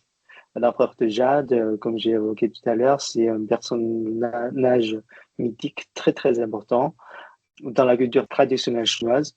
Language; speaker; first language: French; non-native, fluent; Chinese